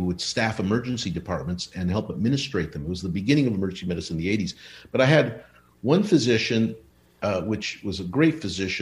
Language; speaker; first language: English; early bilingual, other home language; Spanish